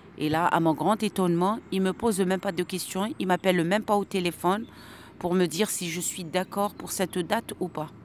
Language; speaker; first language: French; non-native, local second language; Arabic